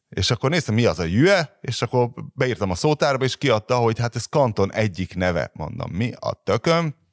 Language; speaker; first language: Hungarian; native; Hungarian